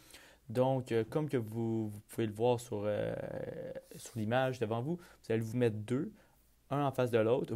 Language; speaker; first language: French; native; French